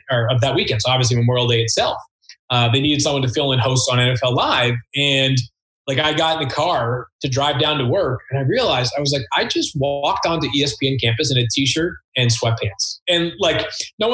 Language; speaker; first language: English; native; English